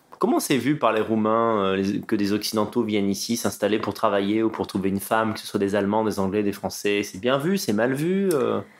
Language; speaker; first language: French; native; French